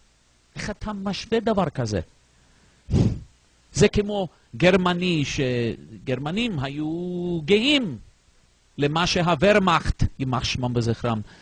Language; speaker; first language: Hebrew; non-native, fluent; English